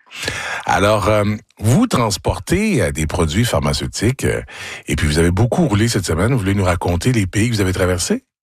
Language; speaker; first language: French; native; French